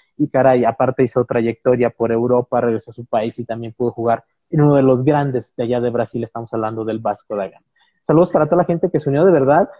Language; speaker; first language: Spanish; native; Spanish